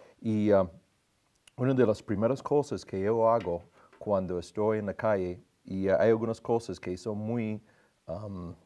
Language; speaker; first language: Spanish; non-native, fluent; English